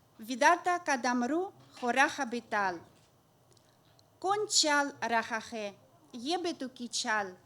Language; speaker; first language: Hindi; non-native, learner; Russian